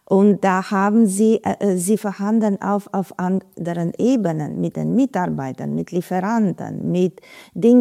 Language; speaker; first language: German; non-native, fluent; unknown